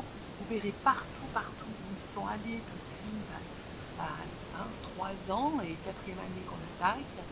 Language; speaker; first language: French; native; French